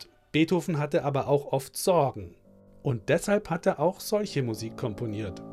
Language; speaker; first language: German; native; German